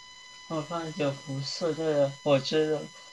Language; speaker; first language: Chinese; early bilingual, heritage; Chinese